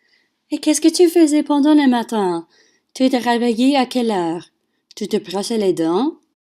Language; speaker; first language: French; non-native, learner; English